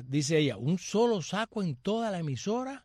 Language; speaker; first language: Spanish; native; Spanish